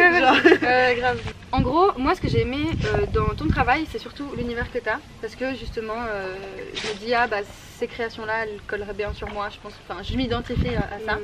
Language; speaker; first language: French; native; French